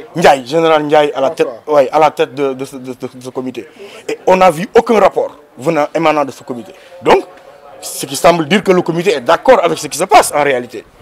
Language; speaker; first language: French; non-native, local second language; Wolof